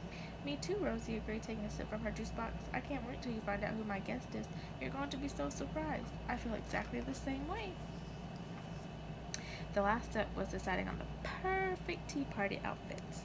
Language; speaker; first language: English; native; English